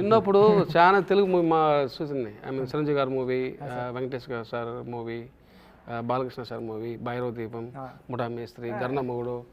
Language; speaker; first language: Telugu; non-native, learner; Tamil